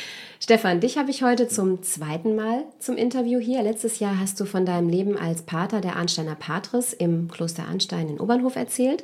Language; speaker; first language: German; native; German